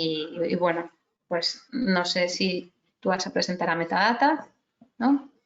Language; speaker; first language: Spanish; native; Spanish